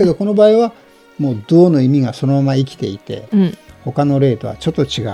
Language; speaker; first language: Japanese; native; Japanese